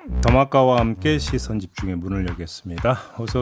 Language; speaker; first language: Korean; native; Korean